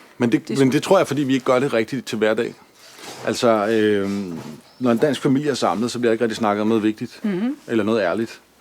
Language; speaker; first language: Danish; native; Danish